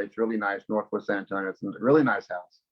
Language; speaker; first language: English; native; English